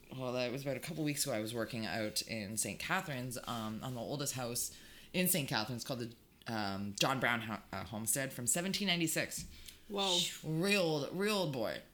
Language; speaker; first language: English; native; English